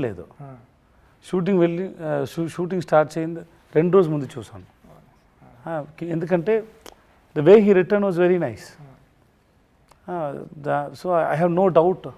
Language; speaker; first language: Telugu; non-native, learner; Tamil